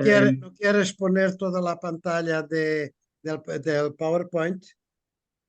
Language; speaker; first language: Spanish; non-native, fluent; Portuguese